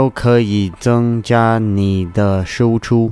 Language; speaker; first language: Chinese; non-native, learner; English